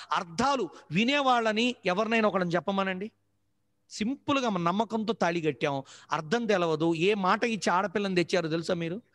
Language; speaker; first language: Telugu; native; Telugu